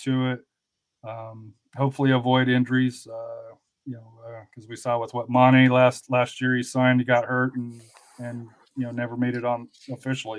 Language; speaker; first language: English; native; English